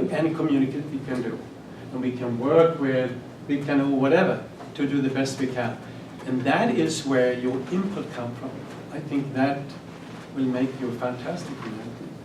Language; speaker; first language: English; non-native, fluent; Swedish